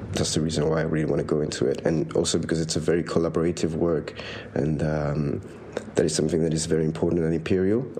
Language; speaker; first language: English; non-native, fluent; French